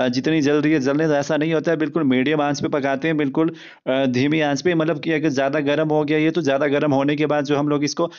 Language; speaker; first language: Hindi; non-native, local second language; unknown